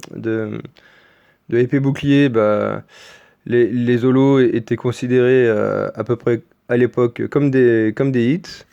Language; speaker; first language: French; native; French